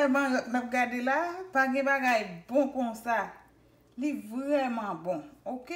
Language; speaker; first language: French; non-native, local second language; Haitian Creole